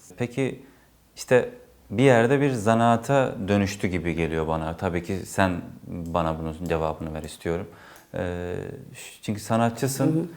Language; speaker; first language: Turkish; native; Turkish